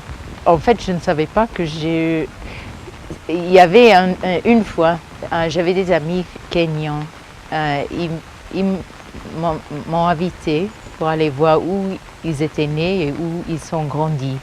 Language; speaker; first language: French; early bilingual, heritage; English